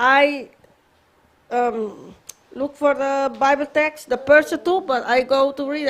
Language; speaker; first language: English; non-native, learner; Papiamento